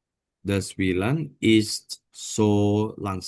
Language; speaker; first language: German; non-native, learner; Indonesian